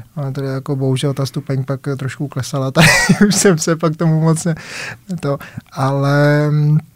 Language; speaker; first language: Czech; early bilingual, other home language; Vietnamese